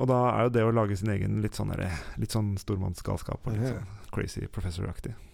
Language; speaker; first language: Norwegian; native; Norwegian